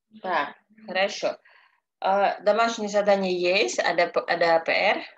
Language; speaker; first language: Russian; non-native, fluent; Indonesian